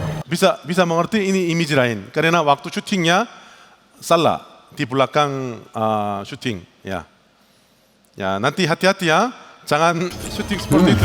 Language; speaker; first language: Indonesian; non-native, learner; Korean